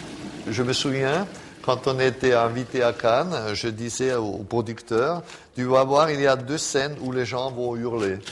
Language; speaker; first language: French; non-native, fluent; German